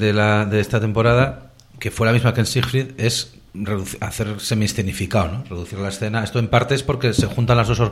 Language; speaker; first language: Spanish; native; Spanish